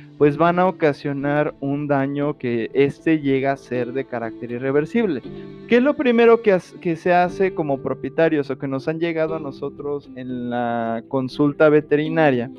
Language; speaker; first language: Spanish; native; Spanish